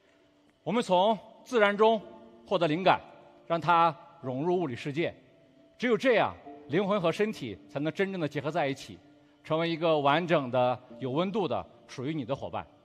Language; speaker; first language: Chinese; native; Chinese